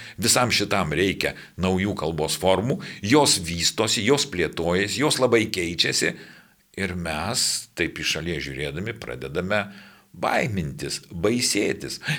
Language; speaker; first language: Lithuanian; native; Lithuanian